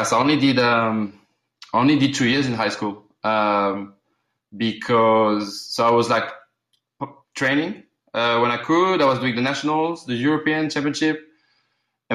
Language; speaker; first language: English; early bilingual, other home language; Arabic